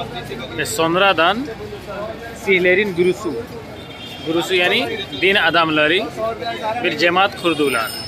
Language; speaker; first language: Turkish; non-native, fluent; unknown